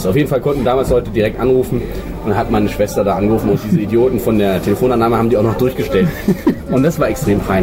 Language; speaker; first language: German; native; German